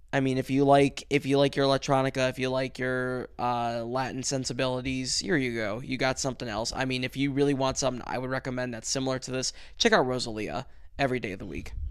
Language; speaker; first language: English; early bilingual, other home language; Spanish